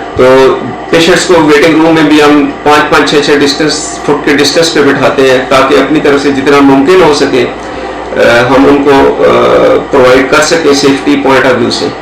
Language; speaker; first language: Urdu; non-native, local second language; Punjabi